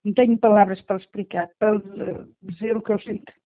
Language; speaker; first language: Portuguese; early bilingual, heritage; Portuguese